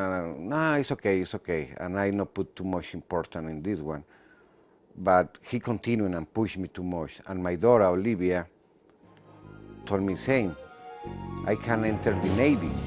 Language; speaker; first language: English; non-native, learner; Spanish